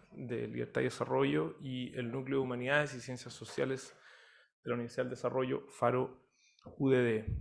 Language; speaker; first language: Spanish; native; Spanish